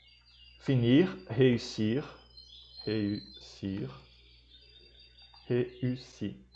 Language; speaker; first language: French; non-native, fluent; Portuguese